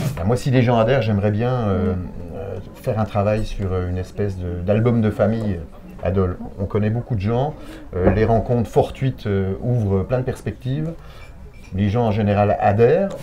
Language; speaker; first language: French; native; French